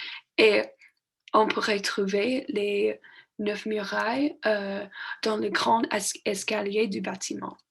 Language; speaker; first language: French; non-native, learner; English